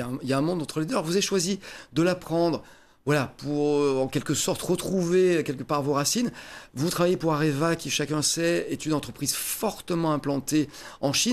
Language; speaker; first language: French; native; French